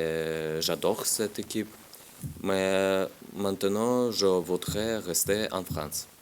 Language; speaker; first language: French; non-native, learner; Russian